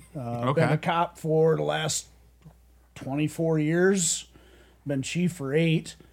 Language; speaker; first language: English; native; English